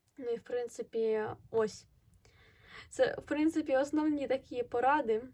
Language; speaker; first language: Ukrainian; non-native, local second language; Russian